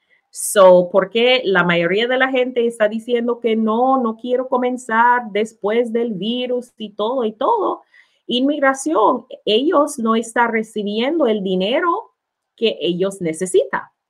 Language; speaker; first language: Spanish; non-native, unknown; English